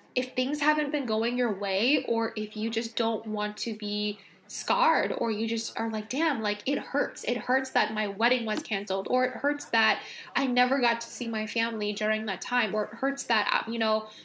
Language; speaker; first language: English; native; English